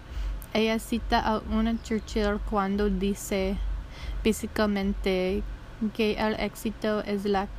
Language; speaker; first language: Spanish; non-native, learner; English